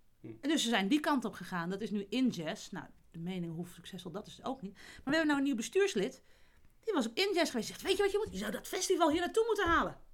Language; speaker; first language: Dutch; native; Dutch